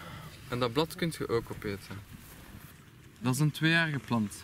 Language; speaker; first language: Dutch; native; Dutch